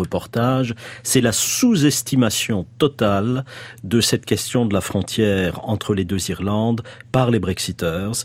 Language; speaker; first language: French; native; French